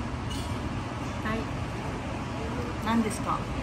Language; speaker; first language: Japanese; non-native, learner; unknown